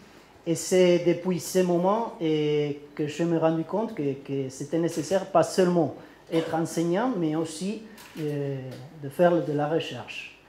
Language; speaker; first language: French; non-native, learner; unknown